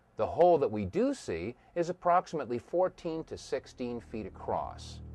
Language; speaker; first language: English; native; English